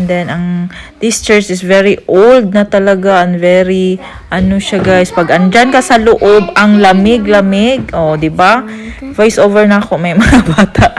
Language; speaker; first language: Filipino; non-native, local second language; Cebuano